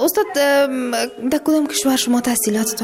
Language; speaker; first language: Persian; native; Persian